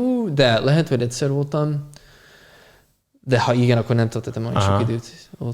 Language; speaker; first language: Hungarian; non-native, fluent; English